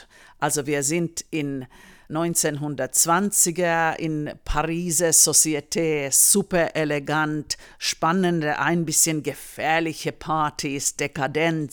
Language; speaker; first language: German; non-native, fluent; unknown